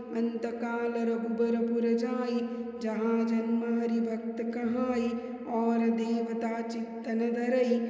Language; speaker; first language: Hindi; non-native, local second language; Marathi